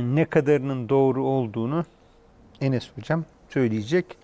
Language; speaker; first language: Turkish; native; Turkish